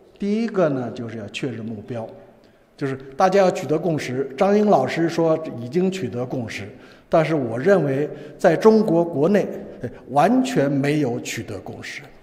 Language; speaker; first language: Chinese; native; Chinese